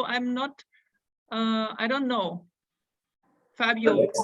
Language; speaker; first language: English; non-native, fluent; German